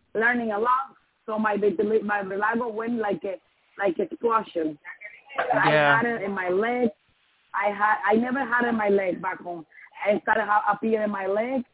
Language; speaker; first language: English; non-native, learner; Spanish